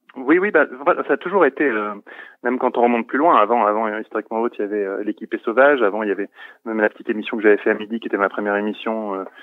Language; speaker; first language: French; native; French